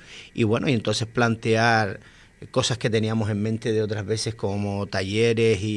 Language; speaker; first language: Spanish; native; Spanish